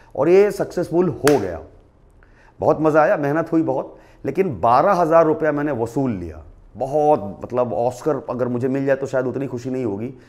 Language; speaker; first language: Hindi; non-native, local second language; Bhojpuri